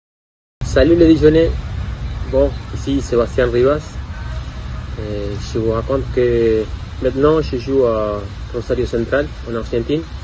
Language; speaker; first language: French; non-native, fluent; Spanish